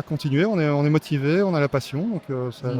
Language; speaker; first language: French; native; French